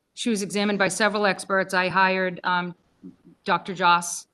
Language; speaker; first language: English; native; English